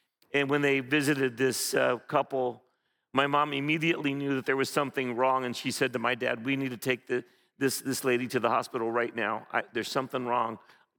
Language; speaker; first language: English; native; English